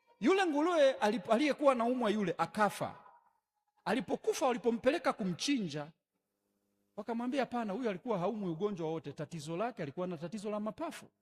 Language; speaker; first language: Swahili; native; Swahili